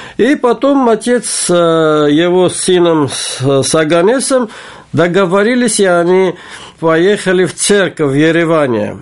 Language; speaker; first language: Russian; non-native, local second language; Armenian